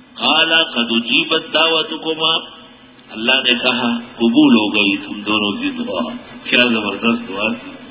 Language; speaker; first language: Urdu; non-native, local second language; Pashto